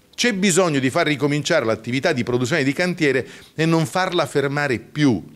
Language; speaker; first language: Italian; native; Italian